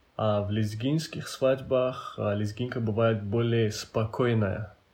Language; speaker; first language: Russian; non-native, local second language; Avaric